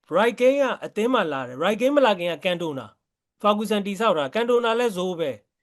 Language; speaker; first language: Burmese; native; Burmese